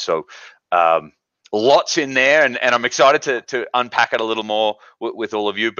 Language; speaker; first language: English; native; English